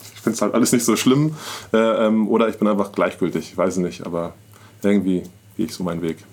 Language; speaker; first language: German; native; German